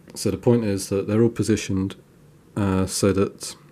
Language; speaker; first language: English; native; English